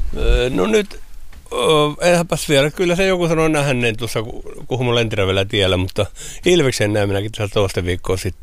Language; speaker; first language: Finnish; native; Finnish